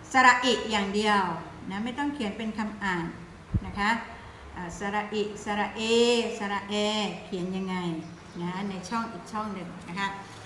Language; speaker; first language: Thai; non-native, local second language; Pattani Malay